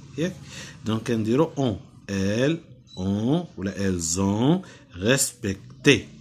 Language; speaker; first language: French; non-native, local second language; Arabic